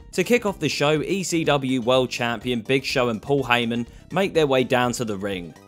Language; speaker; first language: English; native; English